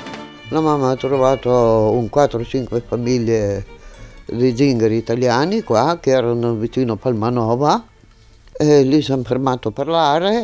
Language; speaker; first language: Italian; non-native, local second language; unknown